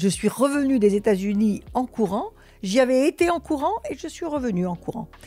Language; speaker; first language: French; early bilingual, other home language; Russian